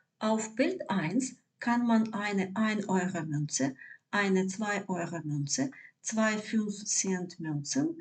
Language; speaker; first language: German; non-native, fluent; Ukrainian